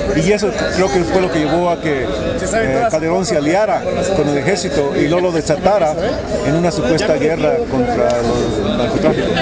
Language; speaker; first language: Spanish; early bilingual, heritage; Spanish